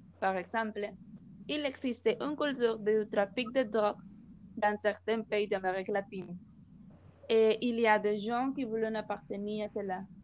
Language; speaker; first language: French; non-native, learner; Spanish